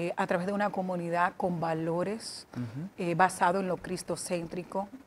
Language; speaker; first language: Spanish; native; Spanish